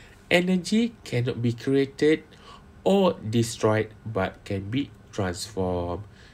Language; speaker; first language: English; non-native, local second language; Malay